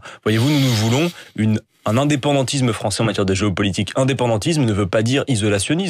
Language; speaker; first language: French; native; French